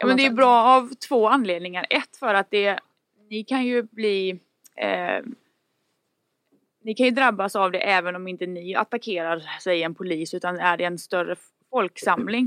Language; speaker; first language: Swedish; native; Swedish